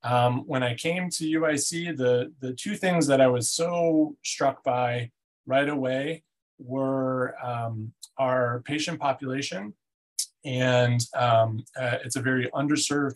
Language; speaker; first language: English; native; English